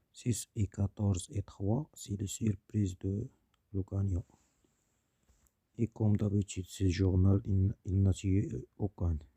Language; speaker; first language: French; non-native, learner; Arabic